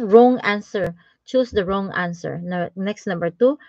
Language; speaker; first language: English; non-native, local second language; Filipino